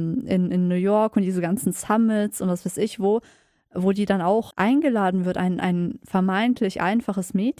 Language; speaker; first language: German; native; German